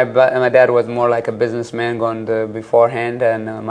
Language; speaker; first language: English; early bilingual, other home language; Tigrinya